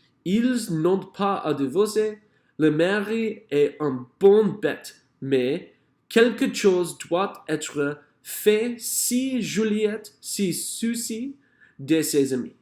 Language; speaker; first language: French; non-native, learner; English